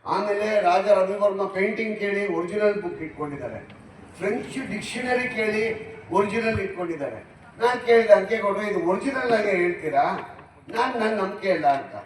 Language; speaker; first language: Kannada; non-native, local second language; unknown